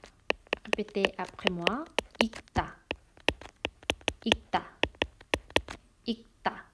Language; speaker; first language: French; non-native, fluent; Korean